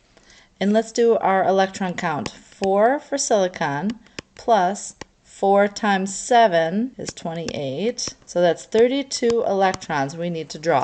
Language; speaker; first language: English; native; English